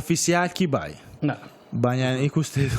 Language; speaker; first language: Basque; non-native, fluent; Italian